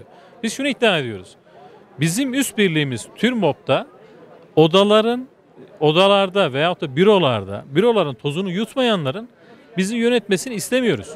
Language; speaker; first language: Turkish; native; Turkish